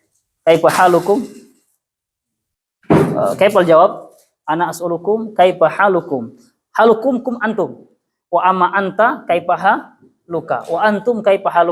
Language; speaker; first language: Arabic; non-native, fluent; Indonesian